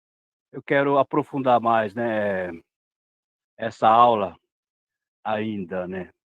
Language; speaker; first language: Portuguese; non-native, local second language; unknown